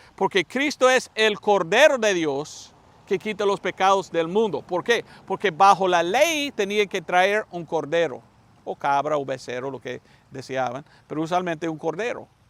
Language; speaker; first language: Spanish; non-native, fluent; English